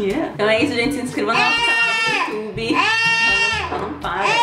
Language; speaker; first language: Portuguese; native; Portuguese